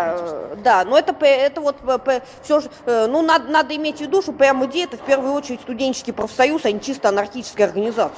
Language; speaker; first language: Russian; native; Russian